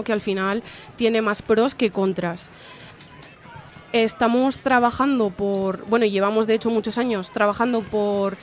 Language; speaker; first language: Spanish; native; Spanish